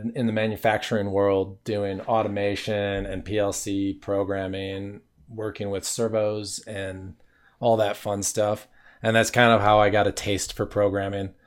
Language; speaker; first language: English; native; English